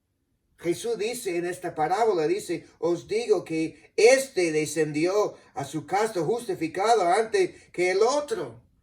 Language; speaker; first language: Spanish; non-native, fluent; English